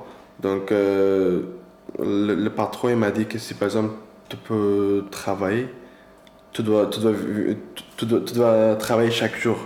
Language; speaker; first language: French; non-native, learner; Persian